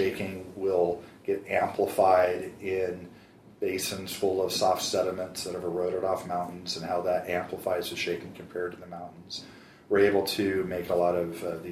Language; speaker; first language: English; native; English